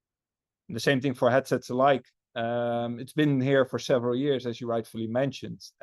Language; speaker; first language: English; non-native, fluent; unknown